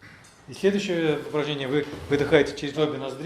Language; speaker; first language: Russian; native; Russian